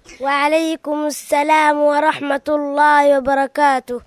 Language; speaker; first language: Arabic; non-native, learner; Somali